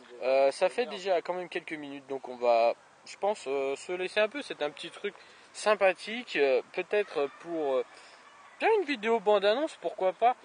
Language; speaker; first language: French; native; French